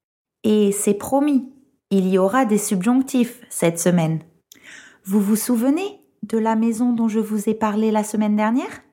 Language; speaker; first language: French; non-native, fluent; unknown